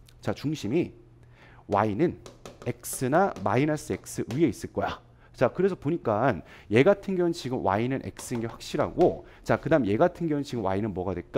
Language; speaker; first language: Korean; native; Korean